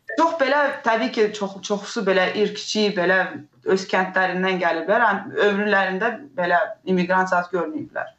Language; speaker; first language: Azerbaijani; non-native, local second language; Russian